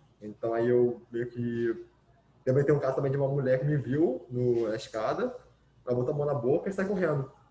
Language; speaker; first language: Portuguese; early bilingual, other home language; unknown